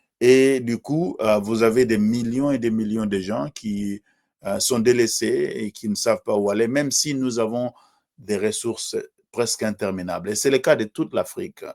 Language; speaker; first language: French; non-native, local second language; Swahili